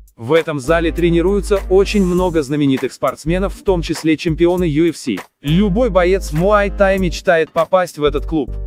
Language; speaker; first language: Russian; non-native, local second language; Uzbek